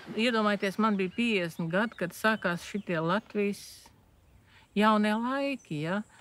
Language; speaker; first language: Latvian; native; Latvian